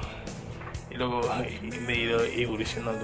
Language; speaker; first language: Spanish; non-native, fluent; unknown